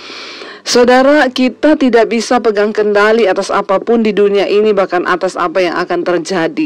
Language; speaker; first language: Indonesian; native; Indonesian